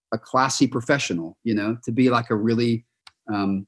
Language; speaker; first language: English; native; English